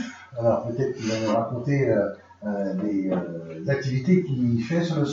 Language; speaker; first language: French; native; French